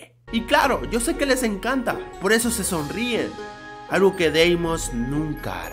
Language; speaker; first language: Spanish; native; Spanish